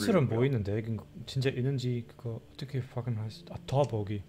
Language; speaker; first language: Korean; non-native, learner; German